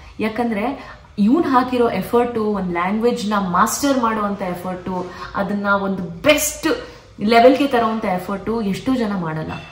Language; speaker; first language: Kannada; non-native, local second language; Konkani